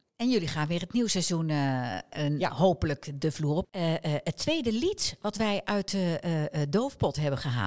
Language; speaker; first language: Dutch; native; Dutch